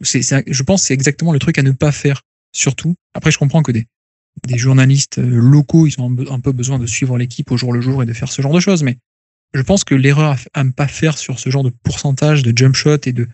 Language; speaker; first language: French; native; French